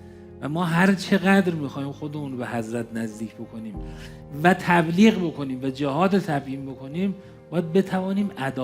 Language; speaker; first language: Persian; native; Persian